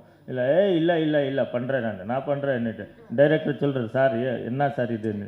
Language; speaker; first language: Tamil; non-native, learner; Kannada